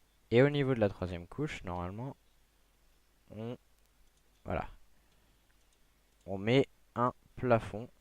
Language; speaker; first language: French; native; French